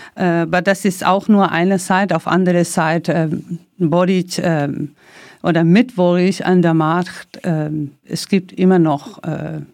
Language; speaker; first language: German; non-native, learner; Spanish